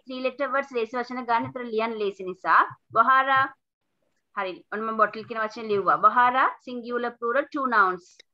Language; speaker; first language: English; non-native, local second language; Sinhala